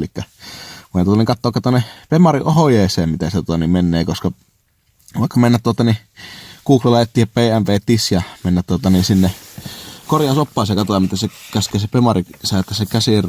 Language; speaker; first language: Finnish; native; Finnish